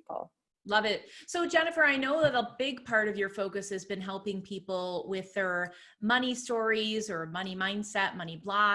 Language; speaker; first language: English; native; English